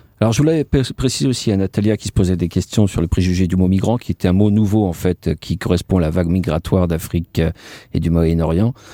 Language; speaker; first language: French; native; French